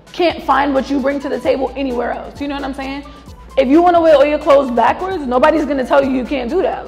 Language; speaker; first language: English; native; English